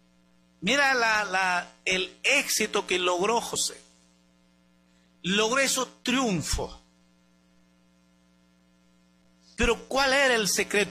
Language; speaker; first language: Spanish; native; Spanish